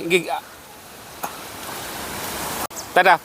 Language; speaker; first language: Malayalam; native; Malayalam